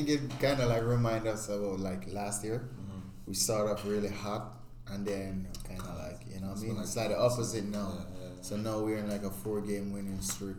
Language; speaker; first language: English; non-native, local second language; Jamaican Creole English